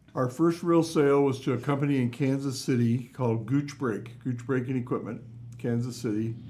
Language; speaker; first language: English; native; English